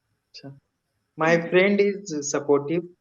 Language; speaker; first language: English; non-native, learner; Hindi